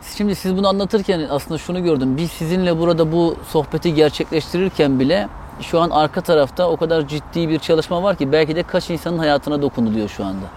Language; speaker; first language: Turkish; native; Turkish